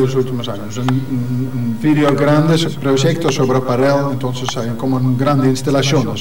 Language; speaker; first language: Spanish; non-native, learner; Dutch